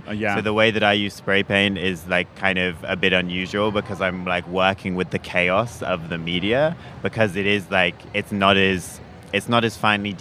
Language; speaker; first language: English; native; English